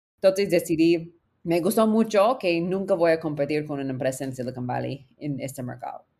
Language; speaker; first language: Spanish; non-native, fluent; English